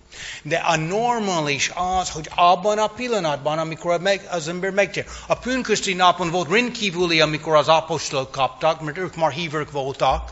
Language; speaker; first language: Hungarian; non-native, fluent; English